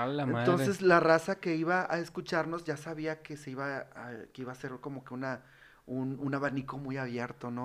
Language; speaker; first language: Spanish; native; Spanish